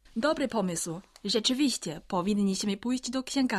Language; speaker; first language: Polish; non-native, fluent; Chinese